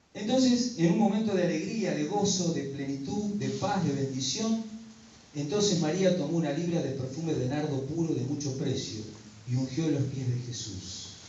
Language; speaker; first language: Spanish; native; Spanish